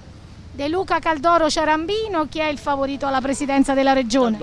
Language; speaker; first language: Italian; native; Italian